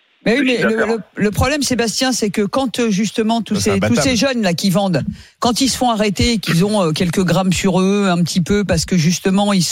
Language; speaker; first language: French; native; French